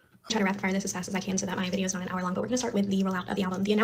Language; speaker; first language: English; native; English